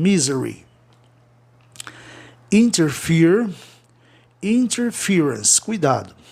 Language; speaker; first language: English; non-native, fluent; Portuguese